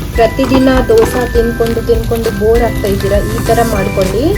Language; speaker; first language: Kannada; non-native, local second language; Telugu